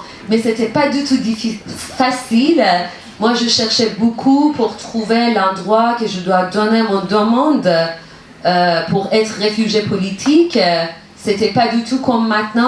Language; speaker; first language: French; non-native, learner; Persian